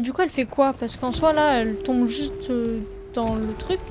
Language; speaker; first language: French; native; French